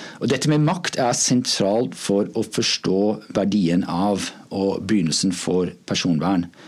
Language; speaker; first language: Norwegian; non-native, fluent; English